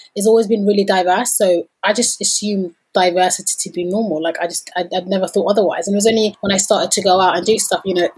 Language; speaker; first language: English; early bilingual, other home language; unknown